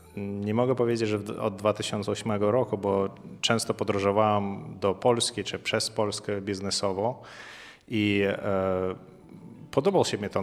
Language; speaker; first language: Polish; non-native, fluent; Russian